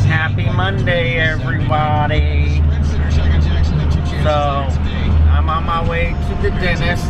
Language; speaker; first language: English; native; English